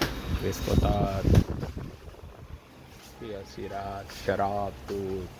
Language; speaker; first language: Arabic; non-native, learner; Urdu